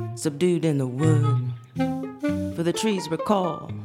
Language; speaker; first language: English; native; English